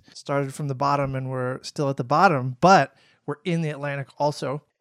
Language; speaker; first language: English; native; English